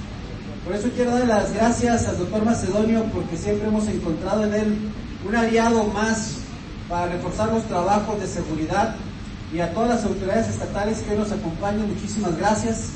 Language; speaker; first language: Spanish; native; Spanish